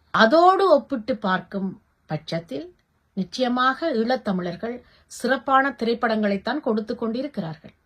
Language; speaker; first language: Tamil; native; Tamil